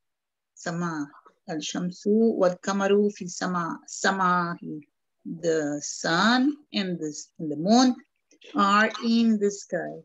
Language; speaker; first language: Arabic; non-native, learner; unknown